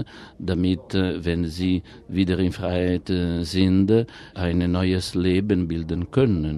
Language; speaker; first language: German; non-native, fluent; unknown